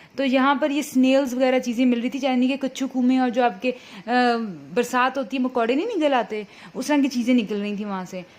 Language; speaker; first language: Urdu; native; Urdu